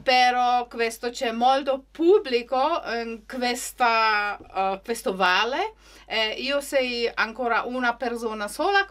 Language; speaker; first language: Italian; non-native, learner; Czech